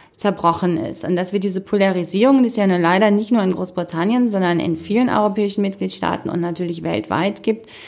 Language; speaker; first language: German; native; German